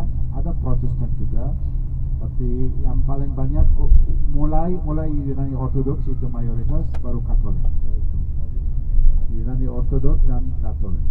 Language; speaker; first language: Indonesian; non-native, fluent; Arabic